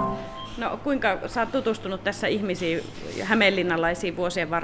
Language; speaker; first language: Finnish; native; Finnish